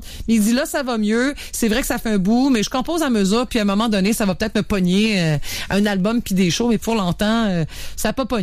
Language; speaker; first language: French; native; French